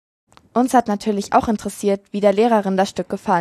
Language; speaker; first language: German; native; German